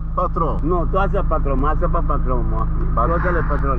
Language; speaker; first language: French; non-native, learner; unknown